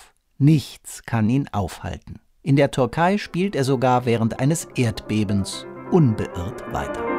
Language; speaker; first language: German; native; German